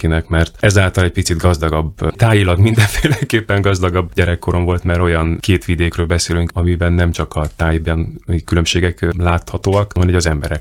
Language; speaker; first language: Hungarian; native; Hungarian